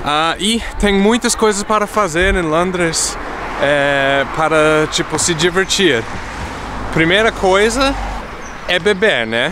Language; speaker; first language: Portuguese; non-native, fluent; English